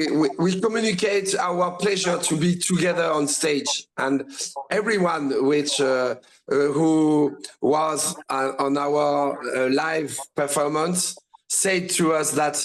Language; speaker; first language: English; non-native, learner; French